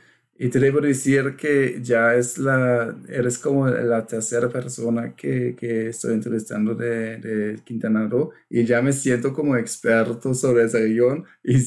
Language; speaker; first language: Spanish; non-native, fluent; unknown